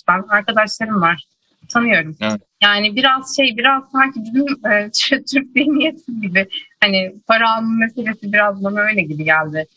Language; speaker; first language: Turkish; native; Turkish